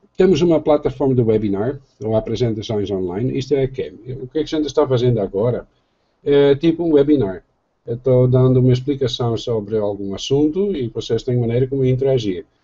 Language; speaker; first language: Portuguese; non-native, fluent; Dutch